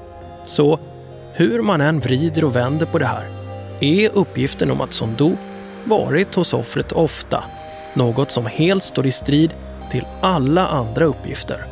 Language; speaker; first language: Swedish; native; Swedish